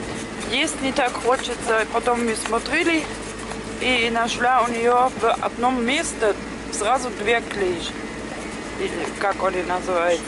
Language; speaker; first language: Russian; non-native, fluent; German